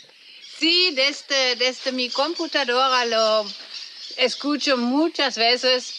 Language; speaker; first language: Spanish; non-native, fluent; German